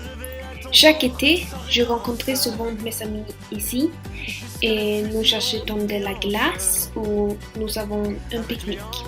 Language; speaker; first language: French; non-native, learner; Swedish